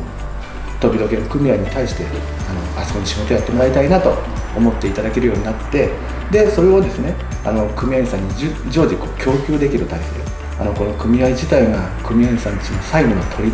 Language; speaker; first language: Japanese; native; Japanese